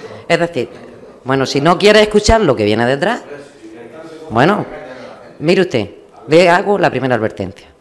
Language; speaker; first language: Spanish; native; Spanish